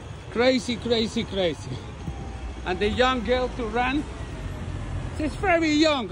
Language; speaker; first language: English; non-native, learner; Dutch